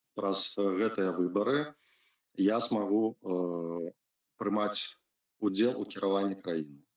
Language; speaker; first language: Belarusian; non-native, local second language; Russian